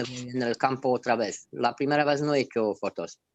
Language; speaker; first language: Spanish; non-native, fluent; Romanian